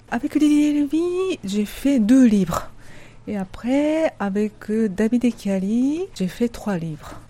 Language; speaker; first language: French; non-native, fluent; Japanese